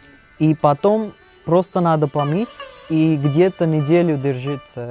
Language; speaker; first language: Russian; non-native, learner; Hindi